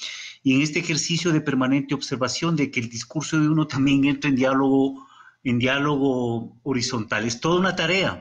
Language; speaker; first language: Spanish; native; Spanish